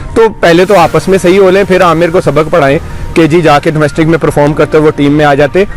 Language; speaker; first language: Hindi; non-native, local second language; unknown